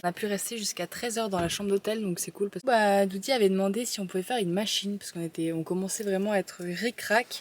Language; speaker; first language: French; native; French